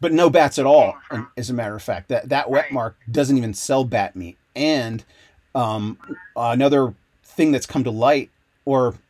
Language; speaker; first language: English; native; English